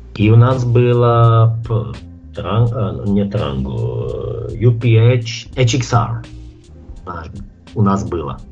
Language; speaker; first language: Russian; non-native, fluent; Czech